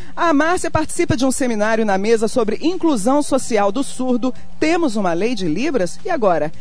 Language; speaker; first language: Portuguese; native; Portuguese